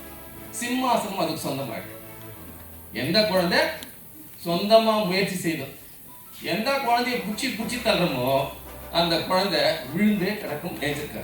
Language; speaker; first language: Tamil; native; Tamil